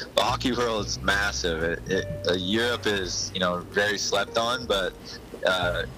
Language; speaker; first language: English; native; English